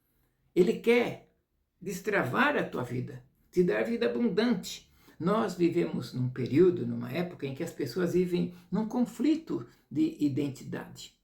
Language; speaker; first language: Portuguese; native; Portuguese